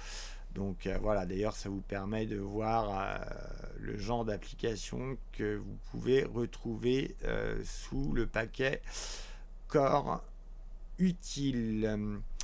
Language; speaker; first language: French; native; French